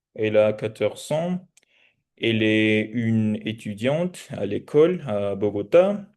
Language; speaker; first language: French; non-native, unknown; Spanish